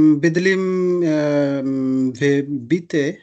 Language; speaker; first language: Czech; non-native, learner; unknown